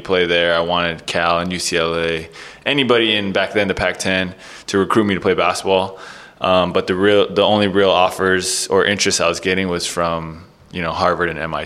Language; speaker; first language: English; native; English